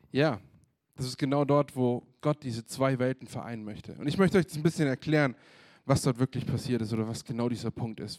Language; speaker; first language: German; native; German